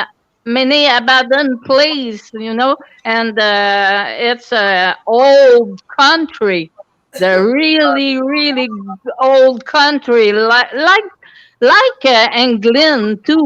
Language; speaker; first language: English; non-native, local second language; French